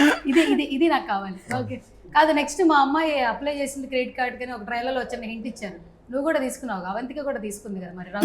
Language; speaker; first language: Telugu; native; Telugu